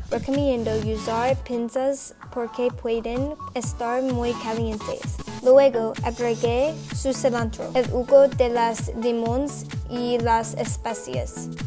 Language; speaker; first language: Spanish; non-native, learner; English